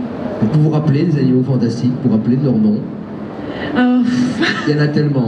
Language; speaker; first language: French; native; French